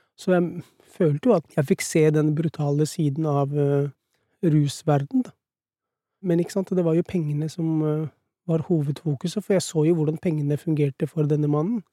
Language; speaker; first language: Norwegian; early bilingual, other home language; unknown